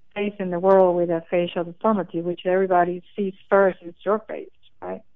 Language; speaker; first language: English; non-native, fluent; Spanish